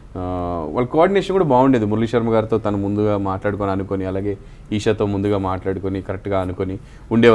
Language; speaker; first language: Telugu; native; Telugu